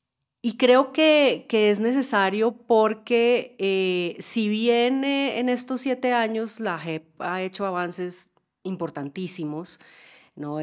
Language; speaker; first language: Spanish; native; Spanish